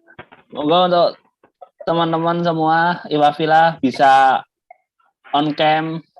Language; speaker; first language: Indonesian; native; Indonesian